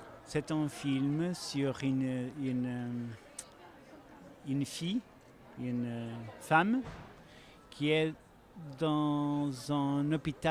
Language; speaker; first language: French; non-native, learner; Portuguese